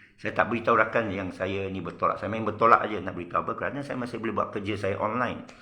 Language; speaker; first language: Malay; non-native, local second language; Chinese